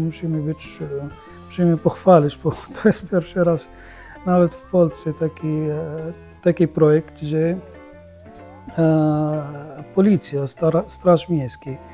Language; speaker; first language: Polish; non-native, learner; Arabic